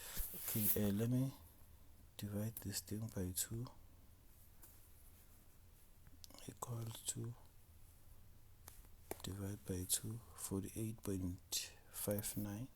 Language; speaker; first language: English; non-native, local second language; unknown